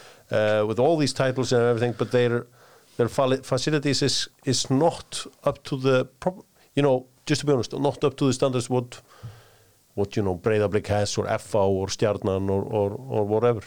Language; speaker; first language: English; non-native, fluent; Icelandic